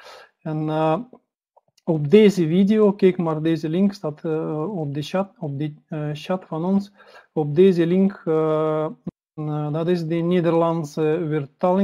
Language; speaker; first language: Dutch; non-native, learner; Russian